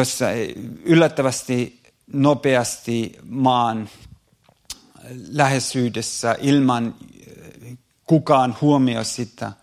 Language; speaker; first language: Finnish; non-native, fluent; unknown